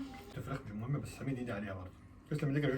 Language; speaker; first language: Arabic; native; Arabic